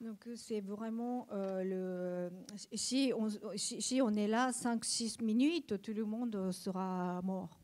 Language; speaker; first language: French; non-native, learner; Japanese